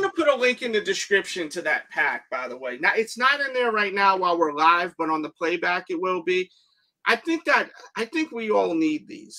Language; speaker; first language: English; native; English